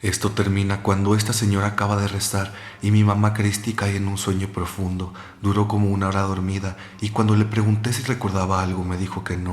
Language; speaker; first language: Spanish; native; Spanish